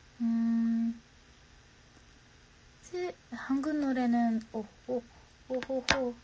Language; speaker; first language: Korean; non-native, fluent; Japanese